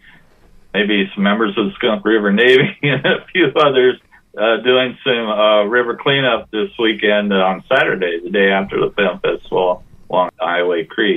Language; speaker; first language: English; native; English